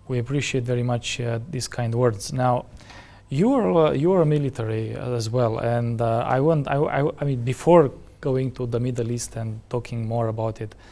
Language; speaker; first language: English; non-native, fluent; Romanian